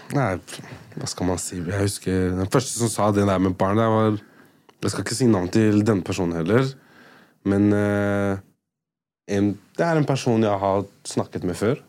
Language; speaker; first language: Norwegian; native; Norwegian